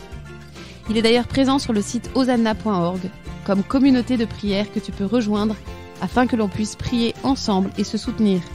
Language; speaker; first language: French; native; French